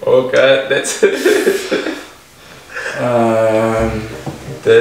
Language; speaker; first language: English; non-native, learner; Indonesian